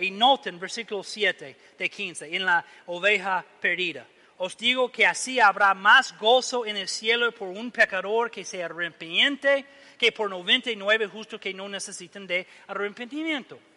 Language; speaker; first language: Spanish; non-native, learner; English